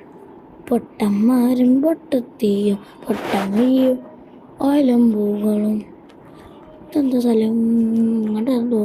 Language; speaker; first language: Malayalam; native; Malayalam